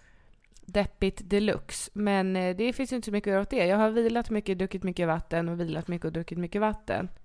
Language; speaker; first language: Swedish; native; Swedish